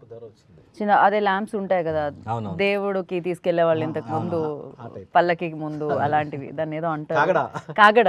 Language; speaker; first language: Telugu; native; Telugu